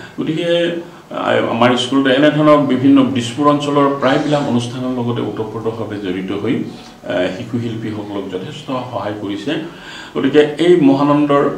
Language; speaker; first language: Assamese; native; Assamese